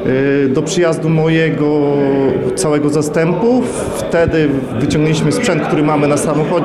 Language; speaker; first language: Polish; native; Polish